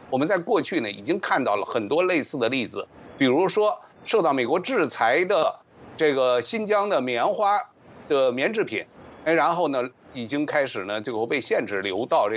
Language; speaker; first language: Chinese; native; Chinese